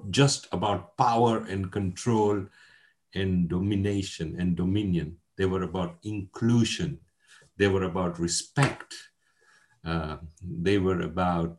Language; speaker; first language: English; non-native, local second language; Gujarati